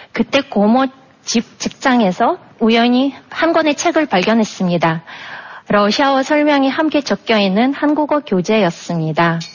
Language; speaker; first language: Korean; non-native, fluent; Russian